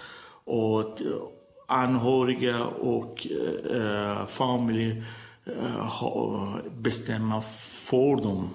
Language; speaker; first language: Swedish; non-native, learner; Persian